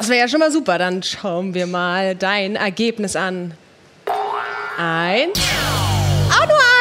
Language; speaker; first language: German; native; German